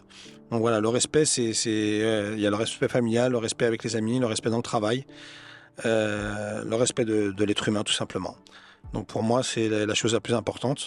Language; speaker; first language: French; native; French